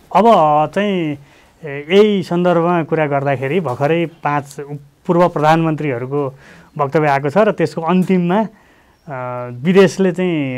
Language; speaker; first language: Nepali; native; Nepali